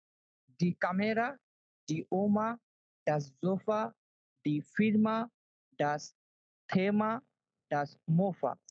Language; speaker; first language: German; non-native, learner; Bangla